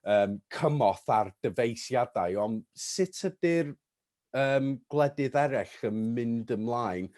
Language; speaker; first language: Welsh; non-native, fluent; English